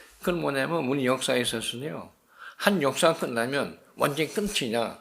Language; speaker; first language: Korean; native; Korean